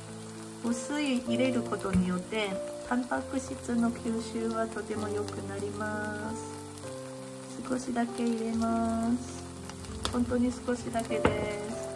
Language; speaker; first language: Japanese; non-native, fluent; Chinese